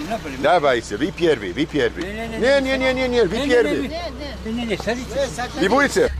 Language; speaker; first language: Russian; non-native, learner; English